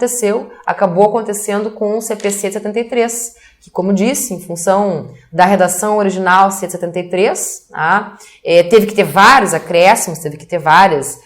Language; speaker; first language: Portuguese; native; Portuguese